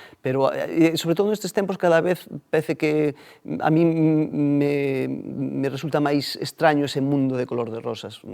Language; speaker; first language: Galician; native; Galician